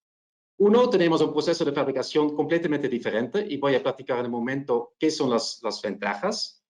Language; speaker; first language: Spanish; non-native, fluent; Dutch